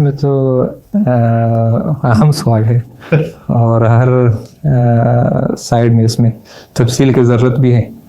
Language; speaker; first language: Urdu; non-native, learner; Pashto